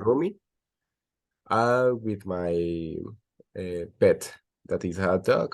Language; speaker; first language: English; non-native, learner; Spanish